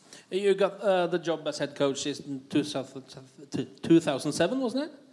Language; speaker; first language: English; non-native, fluent; Norwegian